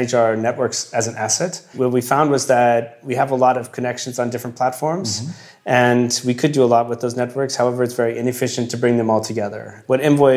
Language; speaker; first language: English; native; English